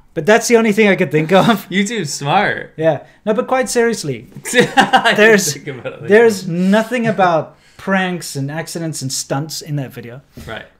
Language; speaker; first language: English; native; English